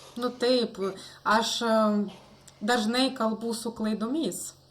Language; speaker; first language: Lithuanian; non-native, learner; Russian